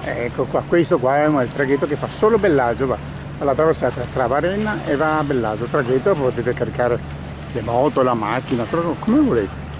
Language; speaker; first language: Italian; native; Italian